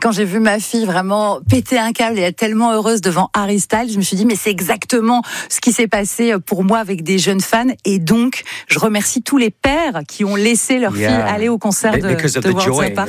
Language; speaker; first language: French; native; French